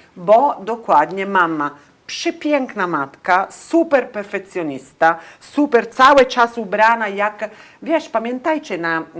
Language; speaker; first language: Polish; non-native, learner; Italian